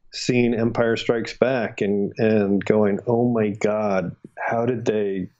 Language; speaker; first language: English; native; English